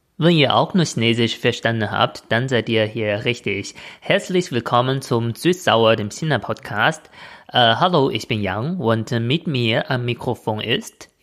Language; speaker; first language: German; non-native, fluent; Chinese